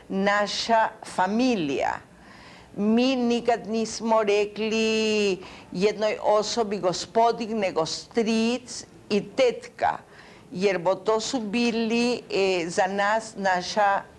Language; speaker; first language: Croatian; early bilingual, heritage; Croatian